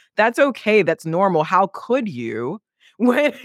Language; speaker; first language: English; native; English